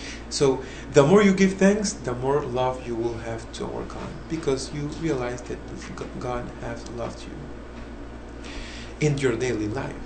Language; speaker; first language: English; non-native, fluent; Spanish